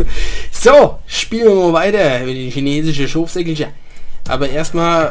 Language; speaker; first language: German; native; German